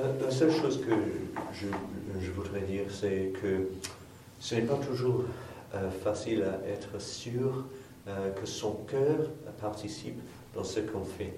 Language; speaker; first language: French; non-native, fluent; English